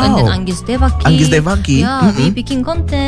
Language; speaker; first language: English; non-native, learner; Korean